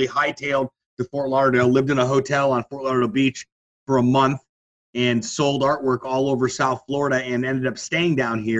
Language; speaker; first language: English; native; English